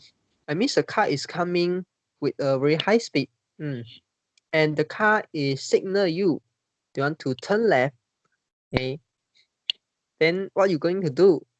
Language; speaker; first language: English; non-native, learner; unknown